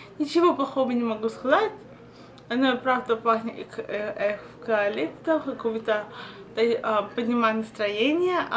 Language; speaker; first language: Russian; early bilingual, heritage; Russian